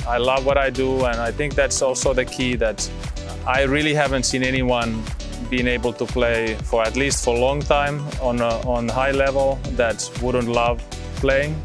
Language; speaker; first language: English; non-native, fluent; Finnish